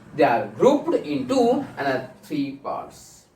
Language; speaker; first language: English; non-native, local second language; Kannada